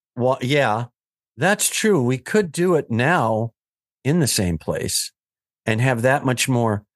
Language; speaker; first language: English; native; English